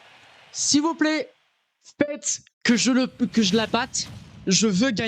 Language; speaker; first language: French; native; French